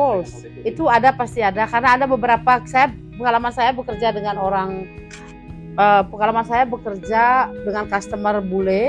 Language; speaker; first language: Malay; non-native, local second language; Balinese